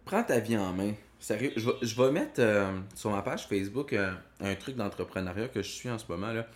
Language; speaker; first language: French; native; French